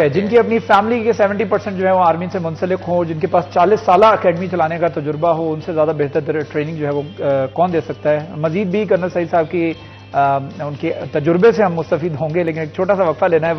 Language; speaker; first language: Hindi; non-native, local second language; Punjabi